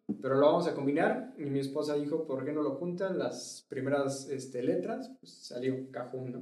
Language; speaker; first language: Spanish; native; Spanish